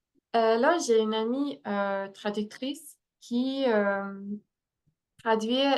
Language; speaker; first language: French; non-native, fluent; English